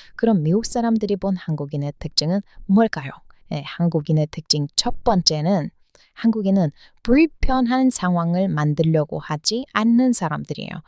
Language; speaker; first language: Korean; non-native, fluent; English